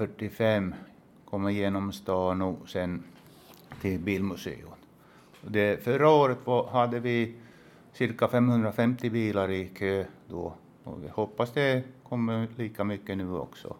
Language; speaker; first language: Swedish; non-native, local second language; Finnish